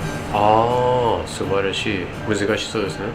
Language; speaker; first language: Japanese; non-native, learner; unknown